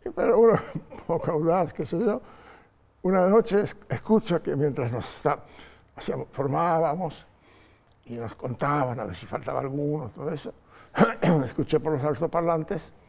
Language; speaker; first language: Spanish; non-native, fluent; Polish